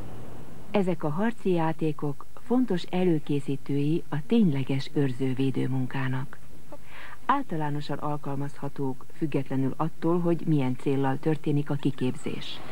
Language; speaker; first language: Hungarian; native; Hungarian